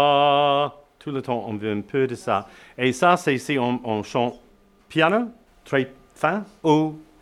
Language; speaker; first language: French; non-native, learner; English